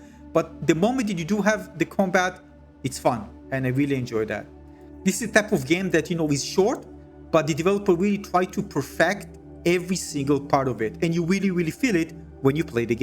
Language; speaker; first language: English; non-native, fluent; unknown